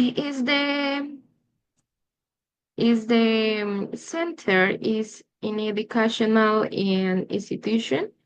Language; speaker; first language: English; non-native, learner; Spanish